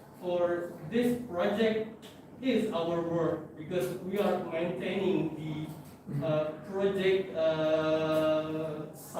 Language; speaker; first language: English; non-native, fluent; Indonesian